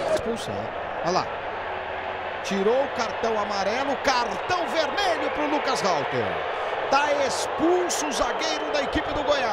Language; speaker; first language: Portuguese; native; Portuguese